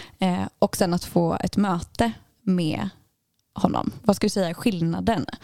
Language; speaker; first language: Swedish; native; Swedish